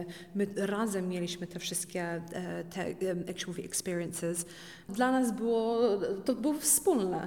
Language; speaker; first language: Polish; early bilingual, heritage; Polish